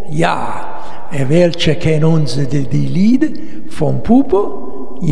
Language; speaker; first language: German; non-native, learner; Italian